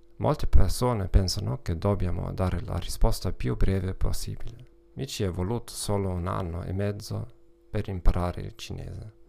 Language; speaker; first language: Italian; non-native, learner; German